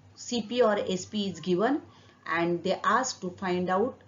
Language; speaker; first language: English; non-native, local second language; Marathi